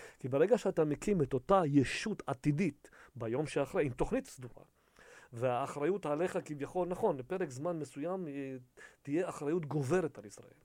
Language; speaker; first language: Hebrew; early bilingual, other home language; Russian